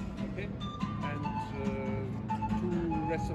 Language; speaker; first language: English; non-native, learner; German